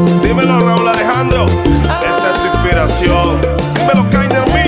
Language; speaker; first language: Spanish; native; Spanish